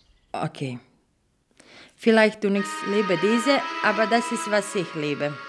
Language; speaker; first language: German; non-native, learner; Bosnian